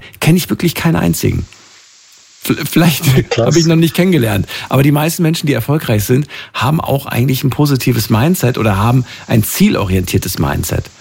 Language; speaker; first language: German; native; German